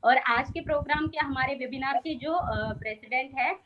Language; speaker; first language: Hindi; non-native, local second language; Marathi